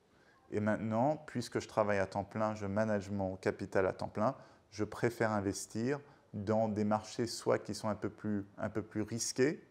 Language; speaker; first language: French; native; French